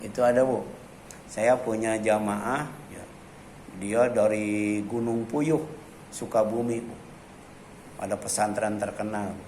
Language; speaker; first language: Indonesian; native; Indonesian